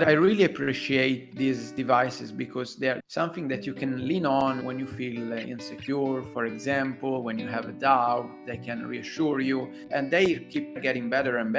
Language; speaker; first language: English; non-native, fluent; Italian